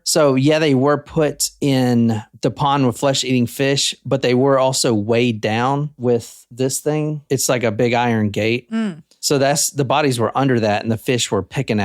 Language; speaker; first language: English; native; English